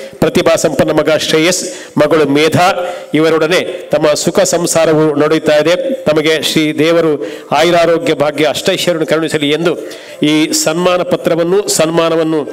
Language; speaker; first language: Kannada; non-native, local second language; Tulu